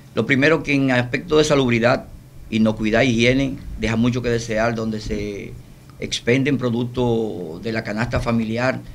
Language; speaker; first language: Spanish; native; Spanish